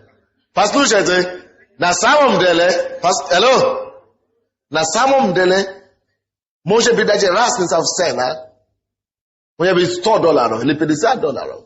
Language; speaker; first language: Russian; non-native, fluent; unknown